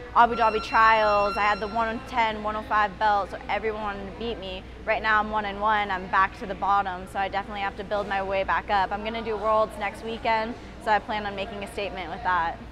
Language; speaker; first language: English; native; English